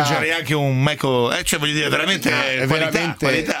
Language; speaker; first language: Italian; native; Italian